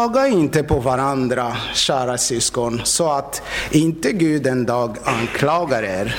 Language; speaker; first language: Swedish; non-native, fluent; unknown